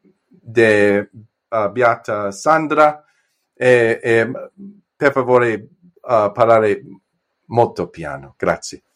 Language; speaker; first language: Italian; non-native, learner; English